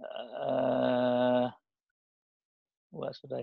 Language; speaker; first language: English; native; English